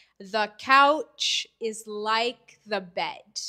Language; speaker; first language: English; native; English